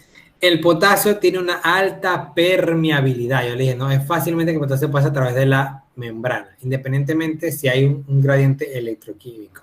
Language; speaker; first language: Spanish; native; Spanish